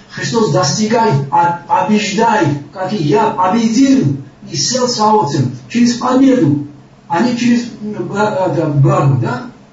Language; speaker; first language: Russian; non-native, local second language; Georgian